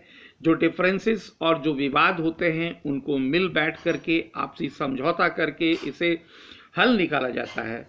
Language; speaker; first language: Hindi; native; Hindi